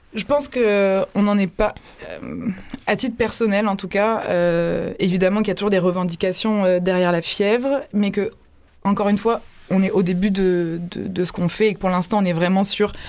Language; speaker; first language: French; native; French